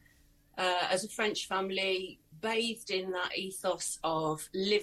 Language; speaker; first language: English; native; English